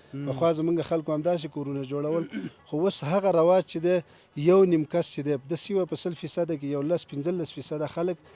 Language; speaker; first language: Pashto; non-native, local second language; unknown